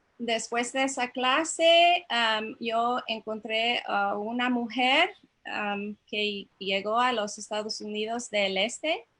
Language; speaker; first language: Spanish; non-native, fluent; English